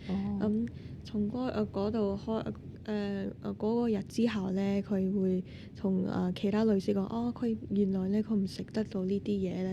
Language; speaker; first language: Cantonese; non-native, fluent; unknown